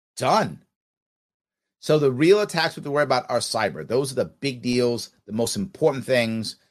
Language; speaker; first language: English; native; English